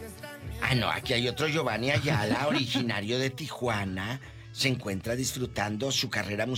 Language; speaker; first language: Spanish; native; Spanish